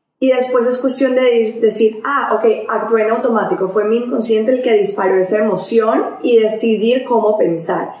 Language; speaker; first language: Spanish; native; Spanish